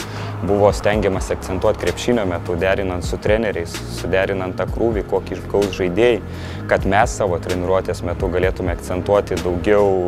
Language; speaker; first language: Lithuanian; native; Lithuanian